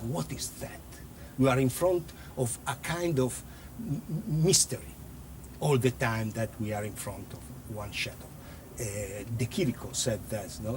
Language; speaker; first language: English; non-native, learner; Italian